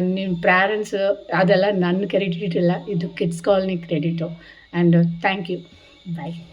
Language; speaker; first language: Kannada; non-native, local second language; Telugu